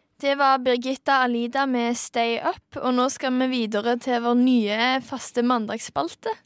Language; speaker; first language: Norwegian; native; Norwegian